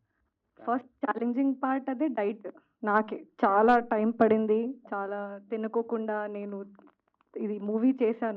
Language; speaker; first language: Telugu; non-native, fluent; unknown